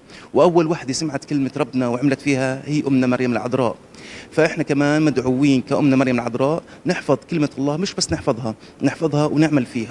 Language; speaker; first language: Arabic; native; Arabic